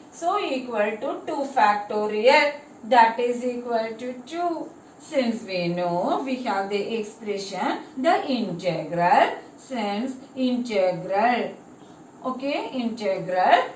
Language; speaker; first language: English; non-native, local second language; Malayalam